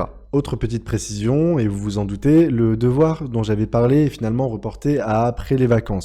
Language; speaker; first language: French; native; French